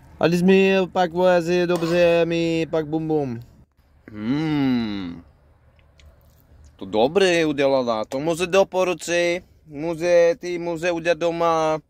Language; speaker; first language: Czech; non-native, learner; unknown